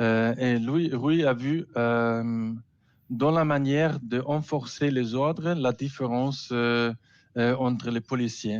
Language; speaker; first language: French; non-native, learner; German